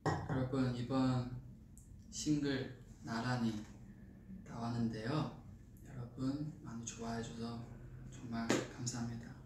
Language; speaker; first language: Korean; non-native, fluent; Chinese